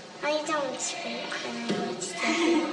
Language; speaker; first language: English; non-native, local second language; Maltese